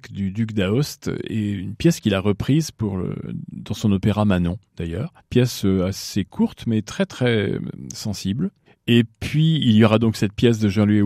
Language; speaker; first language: French; native; French